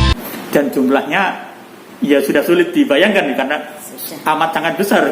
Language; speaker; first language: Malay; non-native, local second language; Javanese